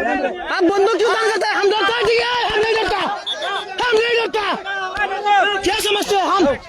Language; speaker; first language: Hindi; non-native, learner; Bangla